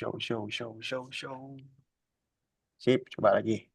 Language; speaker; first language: Indonesian; native; Indonesian